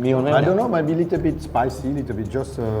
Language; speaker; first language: English; non-native, fluent; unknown